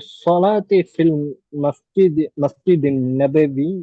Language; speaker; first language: Arabic; non-native, learner; Tamil